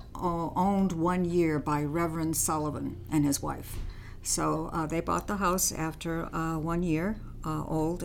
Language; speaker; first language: English; early bilingual, other home language; Armenian